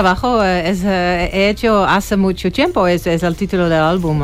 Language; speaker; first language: Spanish; non-native, fluent; Dutch